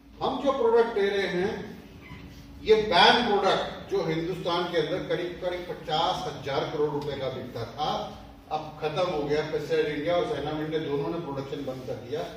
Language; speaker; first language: Hindi; non-native, local second language; Punjabi